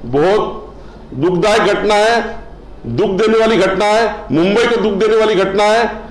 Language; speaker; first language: Hindi; non-native, local second language; Marathi